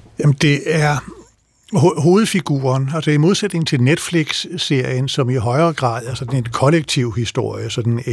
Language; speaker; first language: Danish; native; Danish